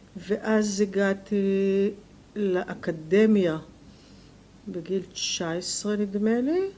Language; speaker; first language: Hebrew; native; Hebrew